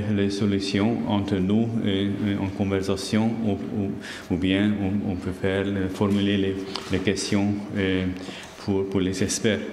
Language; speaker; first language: French; non-native, learner; Hungarian